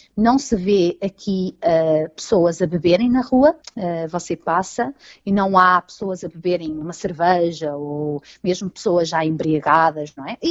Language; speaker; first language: Portuguese; native; Portuguese